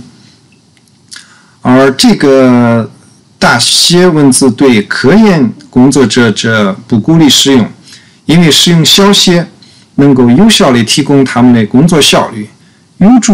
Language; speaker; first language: Chinese; native; Chinese